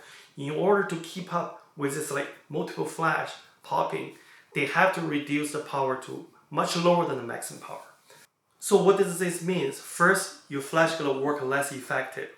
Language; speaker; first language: English; non-native, fluent; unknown